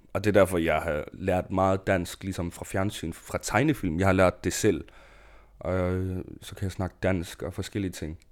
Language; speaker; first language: Danish; non-native, local second language; Kalaallisut